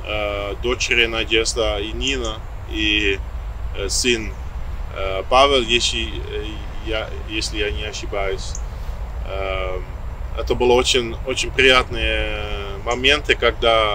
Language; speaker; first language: Russian; non-native, learner; Dutch